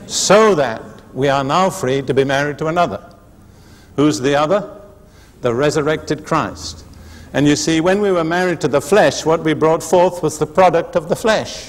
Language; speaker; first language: English; native; English